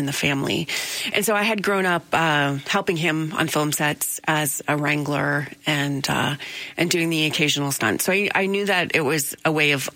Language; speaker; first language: English; native; English